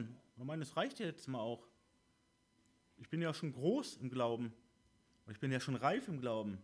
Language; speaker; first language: German; native; German